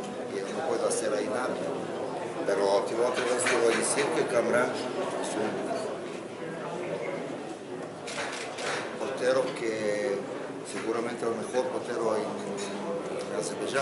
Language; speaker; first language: Spanish; non-native, fluent; Croatian